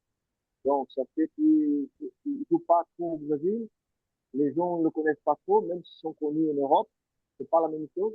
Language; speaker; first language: French; non-native, fluent; Portuguese